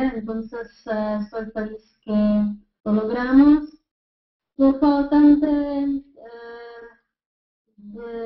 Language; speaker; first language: Spanish; non-native, fluent; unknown